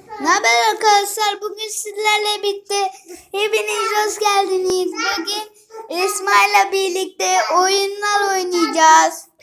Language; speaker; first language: Turkish; native; Turkish